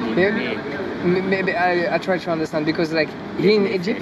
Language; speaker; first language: English; non-native, learner; French